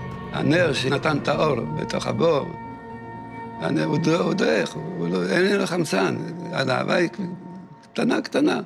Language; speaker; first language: Hebrew; non-native, fluent; Yiddish